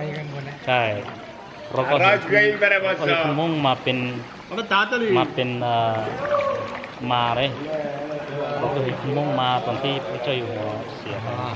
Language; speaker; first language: Thai; non-native, learner; Hmong